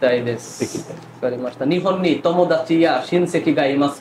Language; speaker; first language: Japanese; non-native, fluent; Bangla